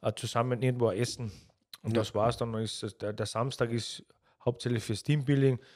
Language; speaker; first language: German; native; German